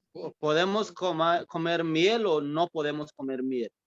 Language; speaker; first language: Spanish; early bilingual, heritage; English